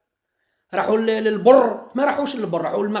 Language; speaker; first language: Arabic; native; Arabic